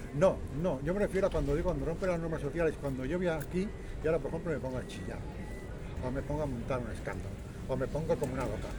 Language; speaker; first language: Spanish; native; Spanish